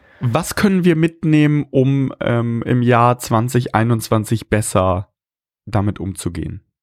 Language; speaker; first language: German; early bilingual, other home language; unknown